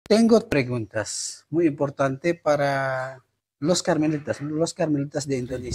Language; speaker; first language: Spanish; non-native, learner; Indonesian